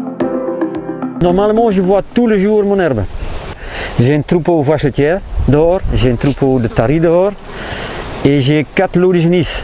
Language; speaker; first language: French; non-native, fluent; Dutch